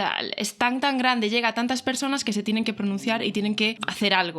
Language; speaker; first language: Spanish; native; Spanish